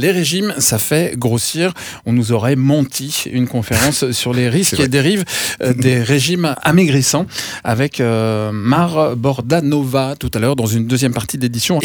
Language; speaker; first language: French; native; French